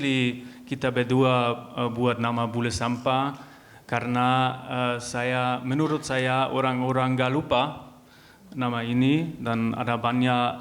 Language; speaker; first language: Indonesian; non-native, learner; German